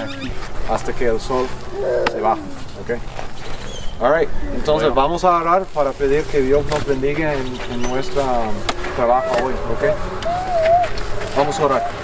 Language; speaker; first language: Spanish; non-native, fluent; English